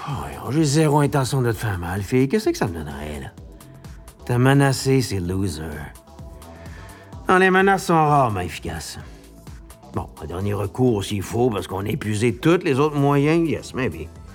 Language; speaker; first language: French; native; French